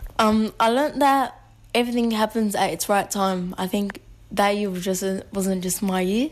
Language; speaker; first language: English; native; English